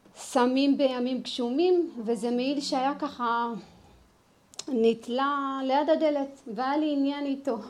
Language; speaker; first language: Hebrew; early bilingual, other home language; Amharic